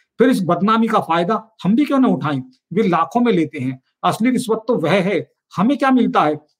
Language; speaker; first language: Hindi; native; Hindi